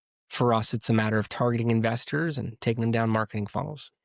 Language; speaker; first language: English; native; English